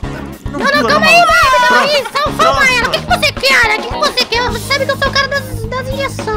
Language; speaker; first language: Portuguese; native; Portuguese